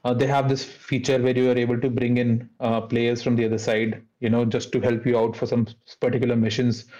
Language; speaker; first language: English; non-native, local second language; Hindi